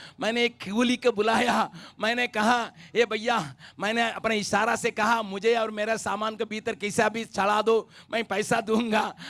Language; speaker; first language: Hindi; non-native, local second language; Tamil